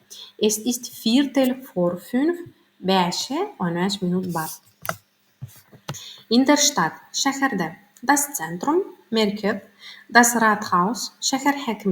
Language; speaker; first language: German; non-native, learner; Turkmen